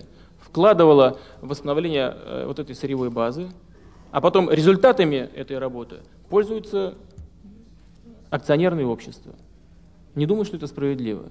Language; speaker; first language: Russian; native; Russian